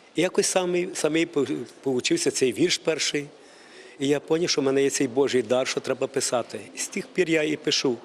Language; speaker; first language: Ukrainian; native; Ukrainian